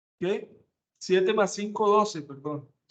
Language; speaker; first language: Spanish; native; Spanish